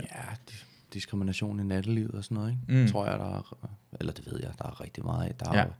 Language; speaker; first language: Danish; native; Danish